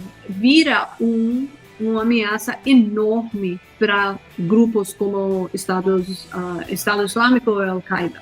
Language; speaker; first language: Portuguese; non-native, fluent; Hindi